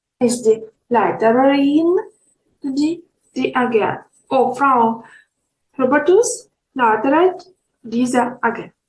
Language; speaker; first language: German; non-native, fluent; Ukrainian